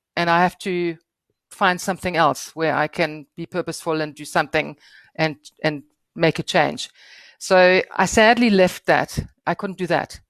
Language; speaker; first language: English; non-native, fluent; German